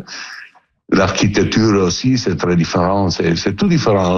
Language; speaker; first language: French; non-native, fluent; Italian